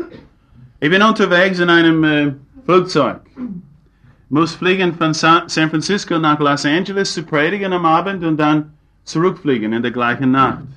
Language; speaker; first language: German; non-native, fluent; English